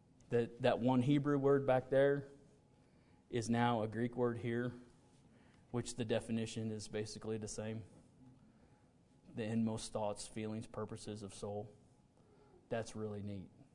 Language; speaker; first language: English; native; English